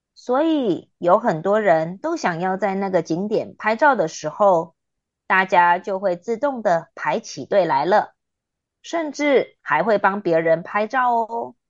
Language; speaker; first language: Chinese; native; Chinese